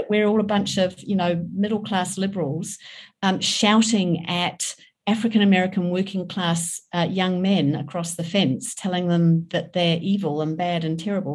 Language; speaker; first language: English; native; English